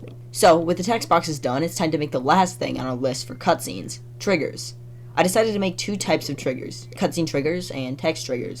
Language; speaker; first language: English; native; English